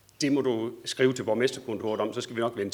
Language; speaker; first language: Danish; native; Danish